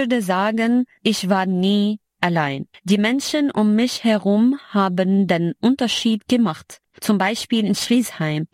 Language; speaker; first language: German; non-native, fluent; Arabic